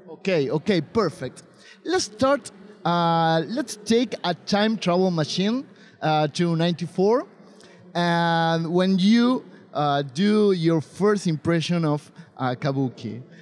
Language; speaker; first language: English; non-native, learner; Spanish